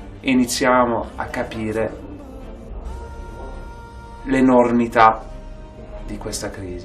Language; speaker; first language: Italian; non-native, fluent; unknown